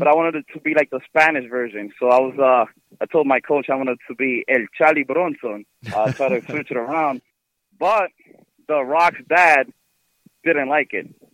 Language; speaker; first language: English; early bilingual, other home language; Spanish